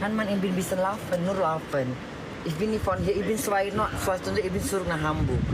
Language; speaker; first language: German; non-native, learner; Indonesian